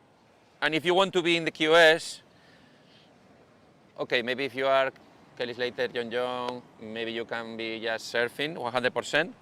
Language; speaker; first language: English; non-native, fluent; Spanish